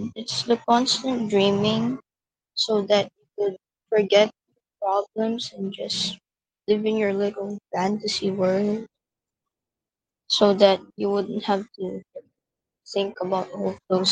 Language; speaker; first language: English; non-native, local second language; Filipino